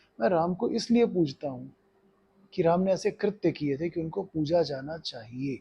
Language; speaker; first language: Hindi; native; Hindi